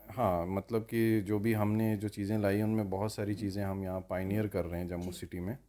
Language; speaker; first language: Hindi; native; Hindi